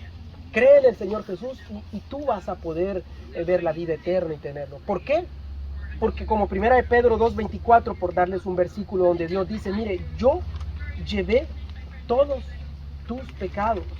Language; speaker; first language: Spanish; native; Spanish